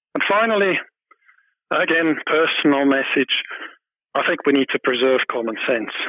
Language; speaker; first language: English; non-native, fluent; German